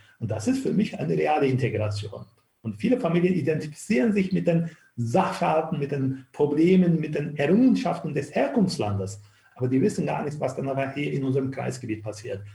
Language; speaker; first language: German; non-native, fluent; Turkish